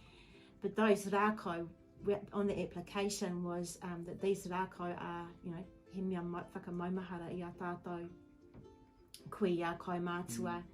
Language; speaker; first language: Māori; non-native, local second language; English